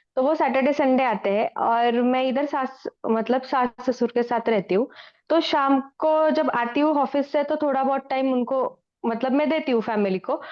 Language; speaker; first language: Hindi; non-native, local second language; Marathi